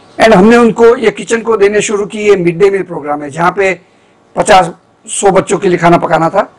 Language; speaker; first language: Hindi; non-native, local second language; Gujarati